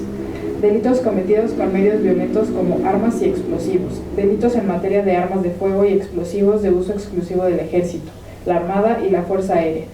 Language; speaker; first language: Spanish; native; Spanish